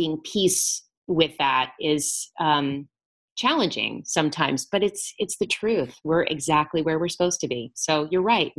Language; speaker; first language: English; native; English